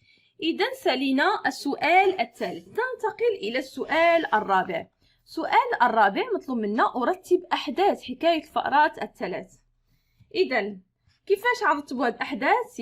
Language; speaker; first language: Arabic; native; Arabic